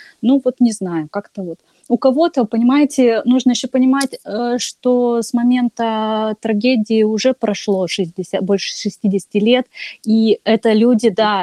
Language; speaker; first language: Russian; native; Russian